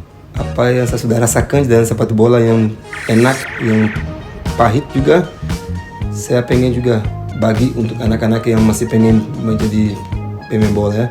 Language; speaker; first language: Indonesian; non-native, fluent; Portuguese